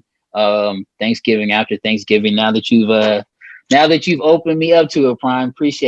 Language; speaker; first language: English; native; English